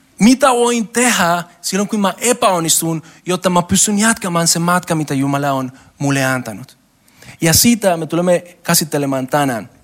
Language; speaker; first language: Finnish; non-native, learner; Spanish